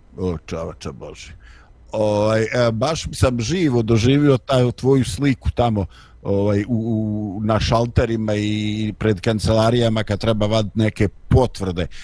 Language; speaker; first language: Bosnian; native; Bosnian